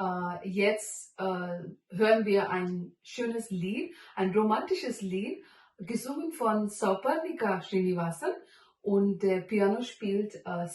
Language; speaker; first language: German; non-native, learner; Malayalam